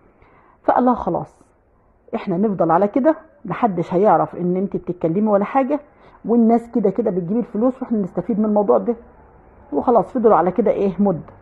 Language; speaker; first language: Arabic; native; Arabic